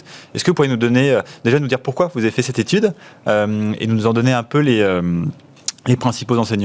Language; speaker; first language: French; native; French